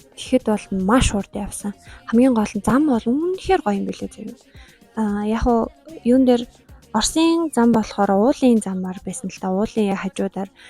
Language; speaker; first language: Mongolian; non-native, local second language; Kazakh